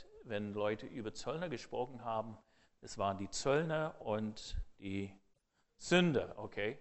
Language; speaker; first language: German; non-native, fluent; English